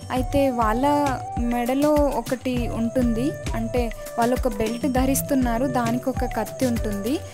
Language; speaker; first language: Telugu; non-native, local second language; Lambadi